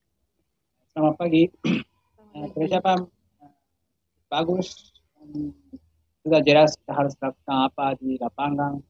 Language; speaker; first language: Indonesian; non-native, learner; Japanese